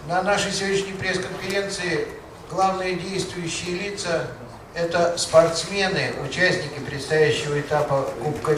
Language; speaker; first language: Russian; native; Russian